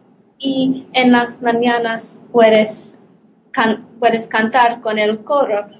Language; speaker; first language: Spanish; non-native, learner; Polish